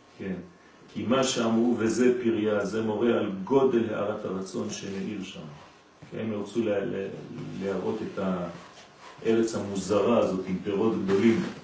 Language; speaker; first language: Hebrew; non-native, fluent; French